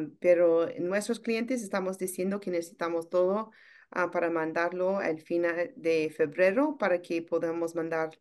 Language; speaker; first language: Spanish; non-native, learner; English